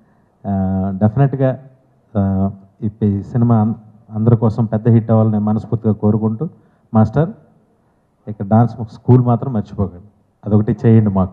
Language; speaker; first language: Telugu; native; Telugu